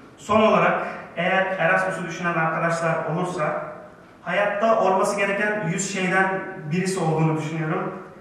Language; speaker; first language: Turkish; native; Turkish